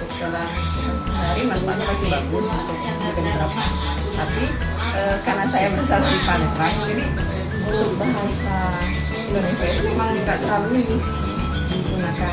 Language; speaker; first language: Indonesian; non-native, local second language; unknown